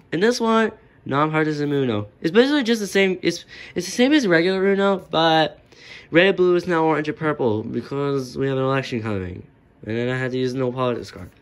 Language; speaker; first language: English; native; English